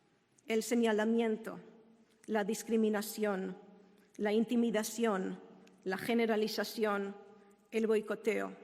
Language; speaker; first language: Spanish; non-native, fluent; Hebrew